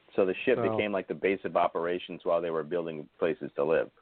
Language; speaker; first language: English; native; English